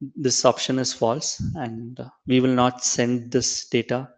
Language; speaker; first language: English; non-native, local second language; Tamil